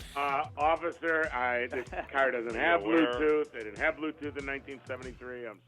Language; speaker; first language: English; native; English